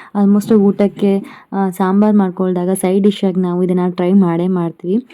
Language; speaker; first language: Kannada; non-native, local second language; Konkani